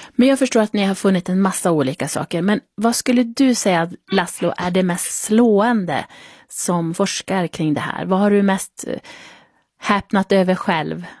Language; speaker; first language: Swedish; native; Swedish